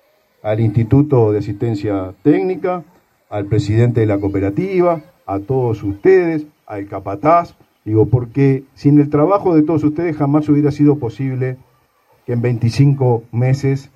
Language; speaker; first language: Spanish; native; Spanish